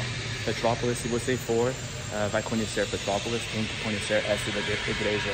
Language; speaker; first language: Portuguese; non-native, learner; English